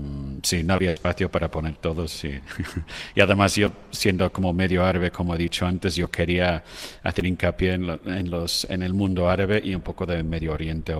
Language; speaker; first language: Spanish; non-native, fluent; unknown